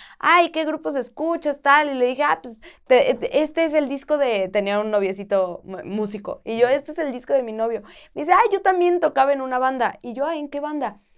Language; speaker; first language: Spanish; native; Spanish